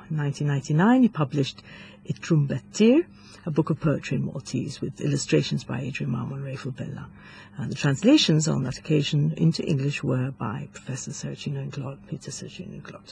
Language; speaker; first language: English; non-native, local second language; Maltese